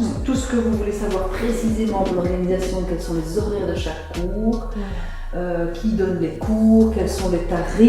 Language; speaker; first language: French; native; French